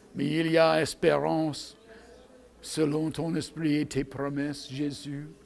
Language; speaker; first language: French; non-native, fluent; English